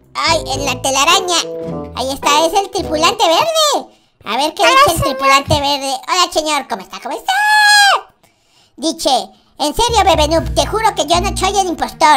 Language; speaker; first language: Spanish; native; Spanish